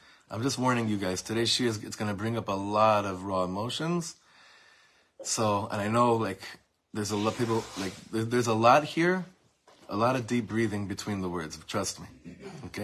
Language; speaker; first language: English; native; English